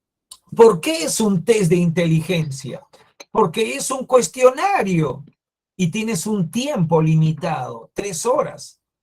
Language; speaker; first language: Spanish; native; Spanish